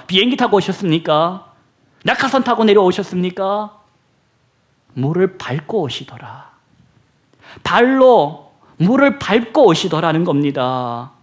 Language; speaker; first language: Korean; native; Korean